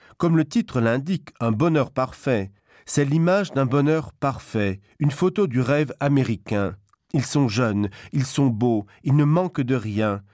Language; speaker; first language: French; non-native, local second language; Luxembourgish